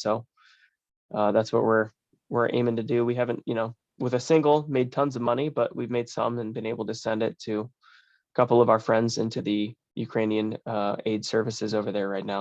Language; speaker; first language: English; native; English